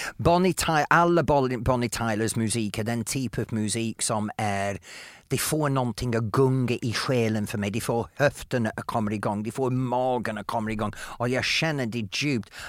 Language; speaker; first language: Swedish; non-native, fluent; English